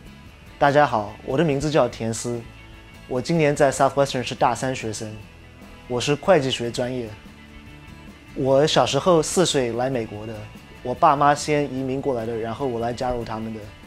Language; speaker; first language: Chinese; early bilingual, other home language; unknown